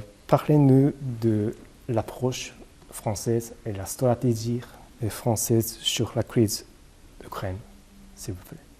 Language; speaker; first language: French; non-native, fluent; Japanese